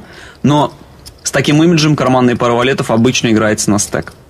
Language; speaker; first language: Russian; native; Russian